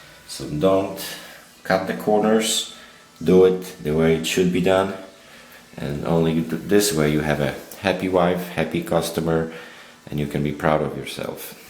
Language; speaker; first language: English; non-native, fluent; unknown